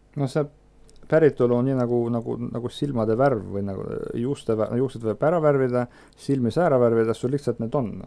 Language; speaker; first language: Estonian; non-native, local second language; Russian